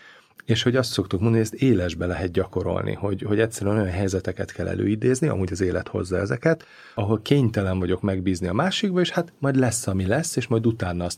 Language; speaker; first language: Hungarian; native; Hungarian